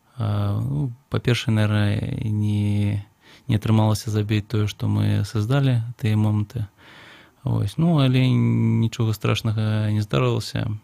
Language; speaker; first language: Belarusian; non-native, local second language; Russian